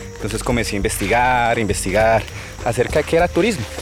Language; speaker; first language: Spanish; native; Spanish